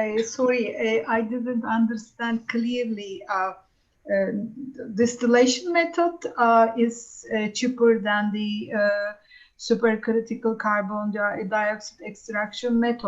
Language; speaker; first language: English; non-native, fluent; Turkish